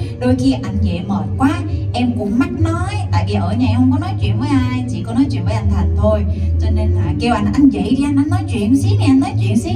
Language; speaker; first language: Vietnamese; non-native, fluent; Korean